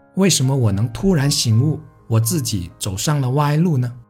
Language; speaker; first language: Chinese; non-native, local second language; Cantonese